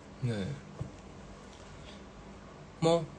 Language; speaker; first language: Korean; non-native, fluent; Thai